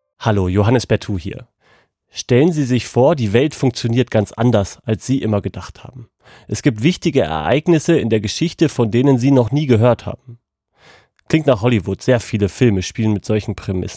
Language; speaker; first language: German; native; German